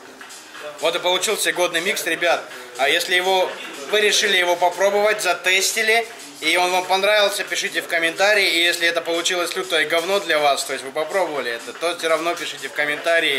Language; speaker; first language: Russian; native; Russian